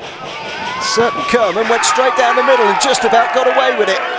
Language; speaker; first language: English; native; English